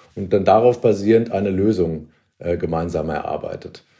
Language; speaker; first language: German; native; German